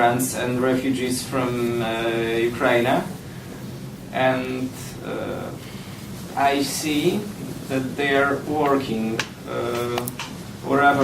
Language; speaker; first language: English; non-native, learner; Polish